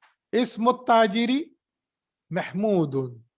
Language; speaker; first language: Arabic; non-native, fluent; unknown